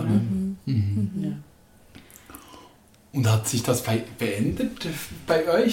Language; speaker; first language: German; native; German